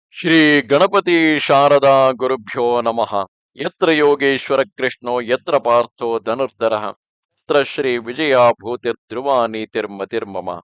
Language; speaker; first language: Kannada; native; Kannada